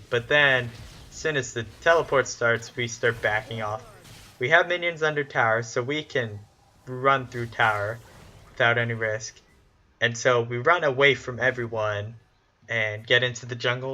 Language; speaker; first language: English; native; English